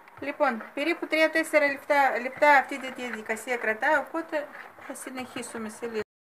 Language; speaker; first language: Greek; non-native, fluent; Russian